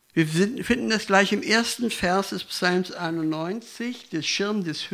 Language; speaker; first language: German; native; German